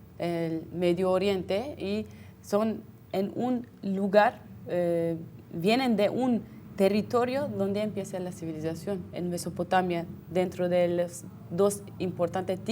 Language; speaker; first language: Spanish; non-native, fluent; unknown